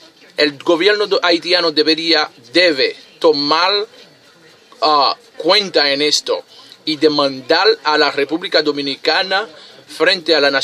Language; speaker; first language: Spanish; non-native, fluent; Haitian Creole